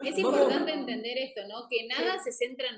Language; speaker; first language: Spanish; native; Spanish